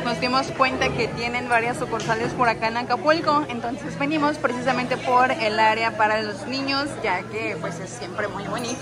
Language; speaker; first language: Spanish; native; Spanish